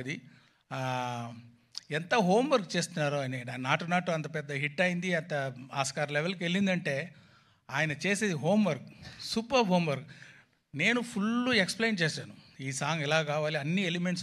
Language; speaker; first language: Telugu; non-native, learner; Tamil